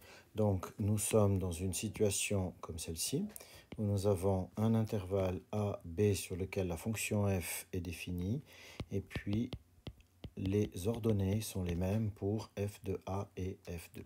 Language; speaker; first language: French; native; French